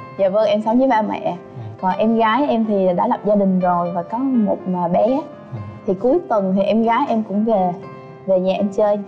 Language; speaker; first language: Vietnamese; native; Vietnamese